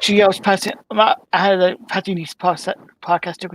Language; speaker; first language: English; native; English